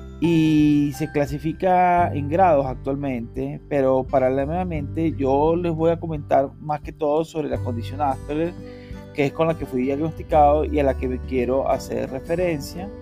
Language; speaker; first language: Spanish; native; Spanish